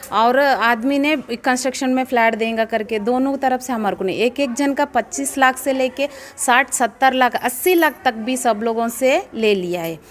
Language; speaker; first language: Hindi; non-native, local second language; Telugu